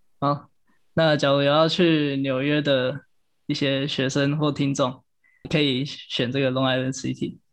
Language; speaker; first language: Chinese; native; Chinese